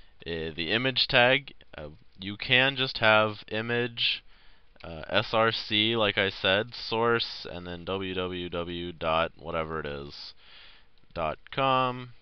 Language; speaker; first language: English; native; English